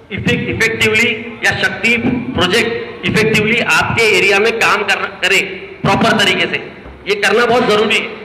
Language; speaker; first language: Hindi; non-native, local second language; Marathi